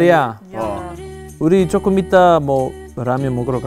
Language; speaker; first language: Korean; non-native, fluent; Greek